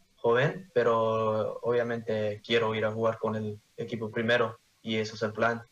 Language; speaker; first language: Spanish; early bilingual, heritage; Spanish